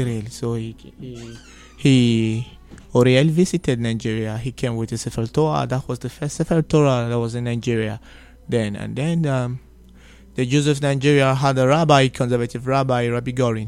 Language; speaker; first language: English; non-native, local second language; Igbo